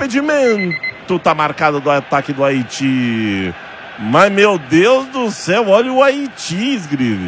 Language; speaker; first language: Portuguese; native; Portuguese